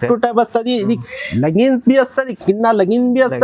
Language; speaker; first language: Telugu; non-native, local second language; Urdu